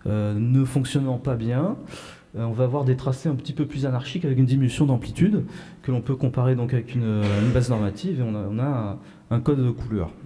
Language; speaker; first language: French; native; French